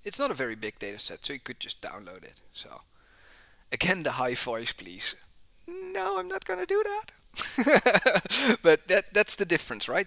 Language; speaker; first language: English; non-native, fluent; Dutch